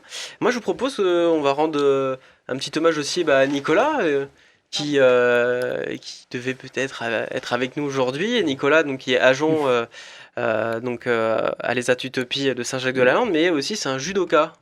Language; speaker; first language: French; native; French